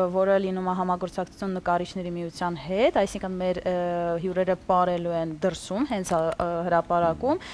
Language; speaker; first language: Armenian; early bilingual, heritage; Armenian